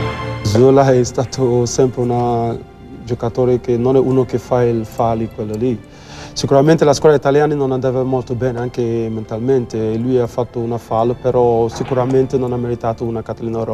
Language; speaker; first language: Italian; non-native, fluent; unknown